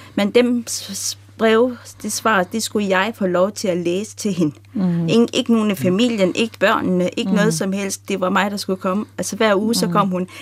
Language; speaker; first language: Danish; native; Danish